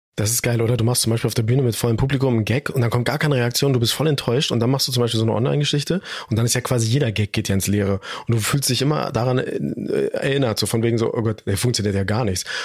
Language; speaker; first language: German; early bilingual, other home language; Turkish